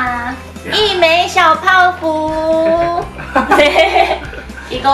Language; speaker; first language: Korean; non-native, learner; Chinese